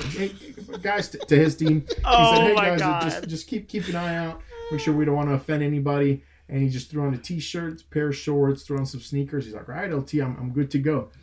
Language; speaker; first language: English; non-native, fluent; Spanish